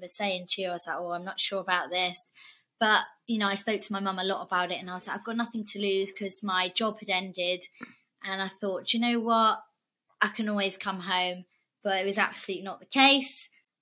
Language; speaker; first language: English; native; English